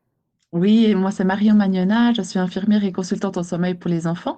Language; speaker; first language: French; native; French